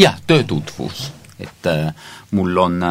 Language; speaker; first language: Estonian; non-native, learner; Italian